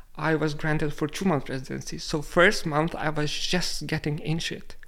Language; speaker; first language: English; non-native, fluent; Lithuanian